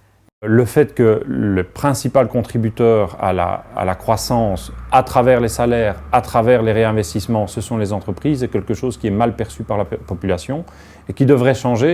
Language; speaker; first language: French; native; French